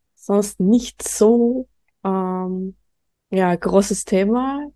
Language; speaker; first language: German; non-native, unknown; Japanese